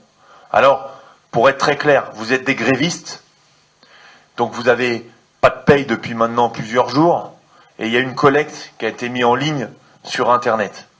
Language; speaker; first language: French; native; French